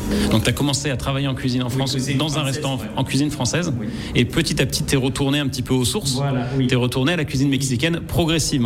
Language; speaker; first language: French; native; French